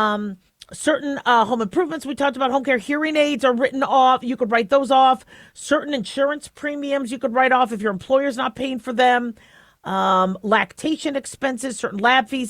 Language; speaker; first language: English; native; English